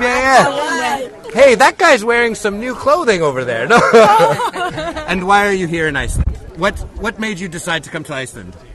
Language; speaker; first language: English; native; English